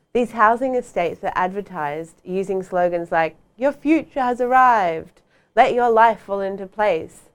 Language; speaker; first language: English; native; English